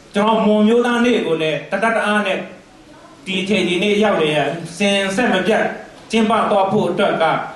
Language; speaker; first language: Burmese; non-native, local second language; Mon